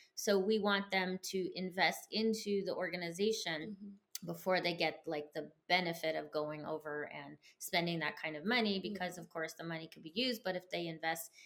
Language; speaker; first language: English; native; English